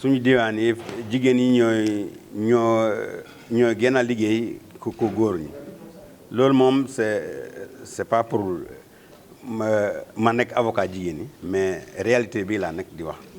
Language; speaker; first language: Wolof; non-native, local second language; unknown